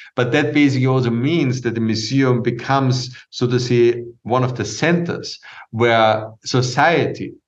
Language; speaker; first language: English; non-native, fluent; German